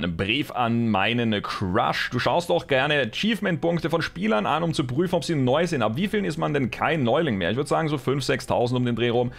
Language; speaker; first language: German; native; German